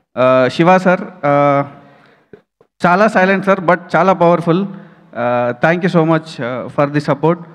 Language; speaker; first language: Telugu; native; Telugu